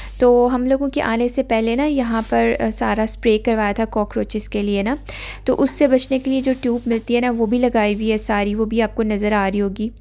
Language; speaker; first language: Urdu; native; Urdu